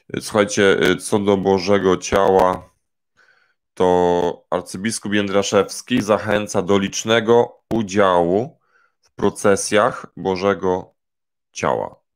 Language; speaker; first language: Polish; native; Polish